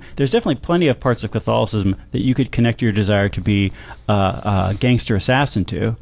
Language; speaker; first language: English; native; English